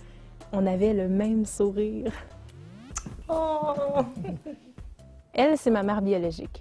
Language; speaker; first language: French; native; French